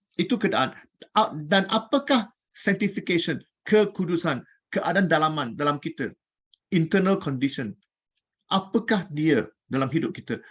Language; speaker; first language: Malay; non-native, local second language; Chinese